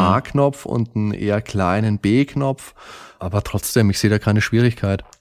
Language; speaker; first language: German; native; German